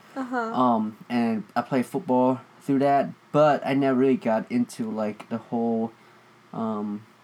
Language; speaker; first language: English; early bilingual, other home language; Vietnamese